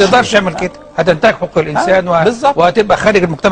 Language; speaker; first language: Arabic; native; Arabic